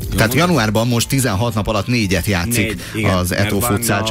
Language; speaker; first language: Hungarian; native; Hungarian